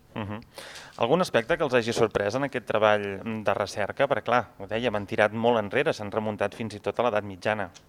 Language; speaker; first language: Catalan; native; Catalan